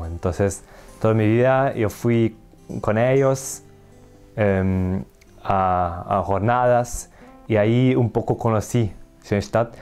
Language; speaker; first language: Spanish; non-native, learner; Hungarian